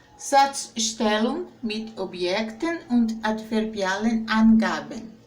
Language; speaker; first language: German; non-native, fluent; Portuguese